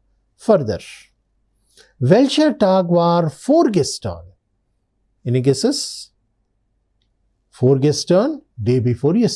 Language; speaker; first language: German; non-native, fluent; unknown